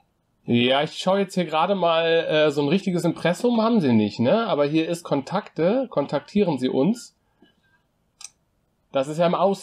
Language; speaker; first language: German; native; German